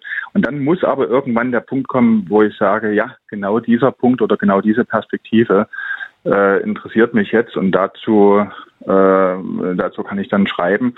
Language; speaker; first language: German; native; German